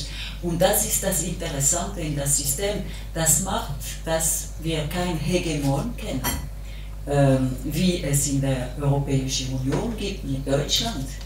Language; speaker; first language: German; non-native, local second language; French